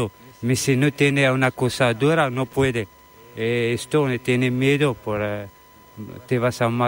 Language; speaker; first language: Spanish; non-native, learner; Arabic